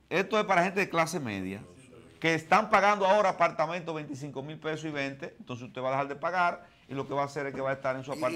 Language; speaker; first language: Spanish; native; Spanish